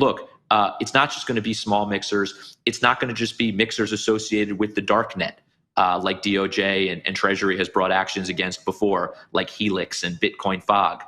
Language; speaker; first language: English; native; English